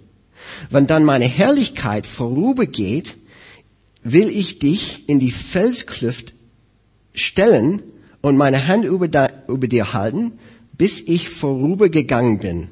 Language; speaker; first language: German; non-native, fluent; English